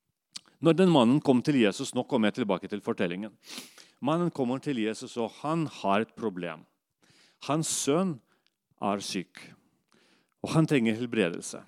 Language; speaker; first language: Swedish; non-native, learner; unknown